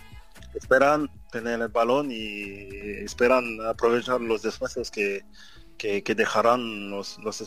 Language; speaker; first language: Spanish; non-native, fluent; French